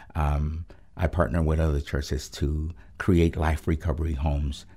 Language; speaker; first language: English; early bilingual, other home language; Spanish